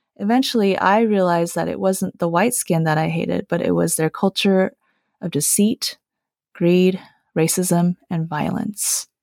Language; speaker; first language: English; early bilingual, other home language; Chinese